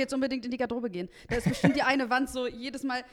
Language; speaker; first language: German; native; German